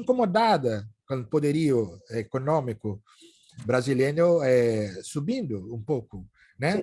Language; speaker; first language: Portuguese; native; Portuguese